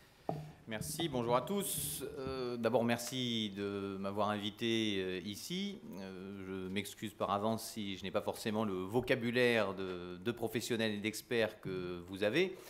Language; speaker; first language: French; native; French